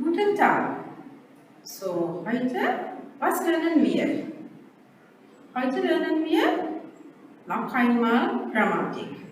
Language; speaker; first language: German; non-native, fluent; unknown